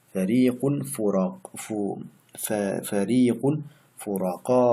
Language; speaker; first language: Arabic; non-native, fluent; French